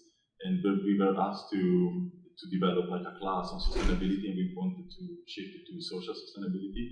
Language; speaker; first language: English; non-native, fluent; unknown